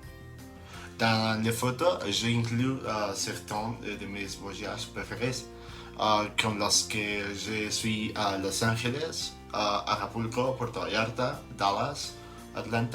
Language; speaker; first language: French; non-native, learner; Spanish